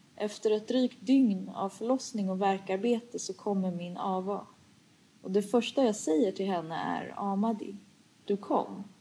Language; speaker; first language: Swedish; early bilingual, other home language; Persian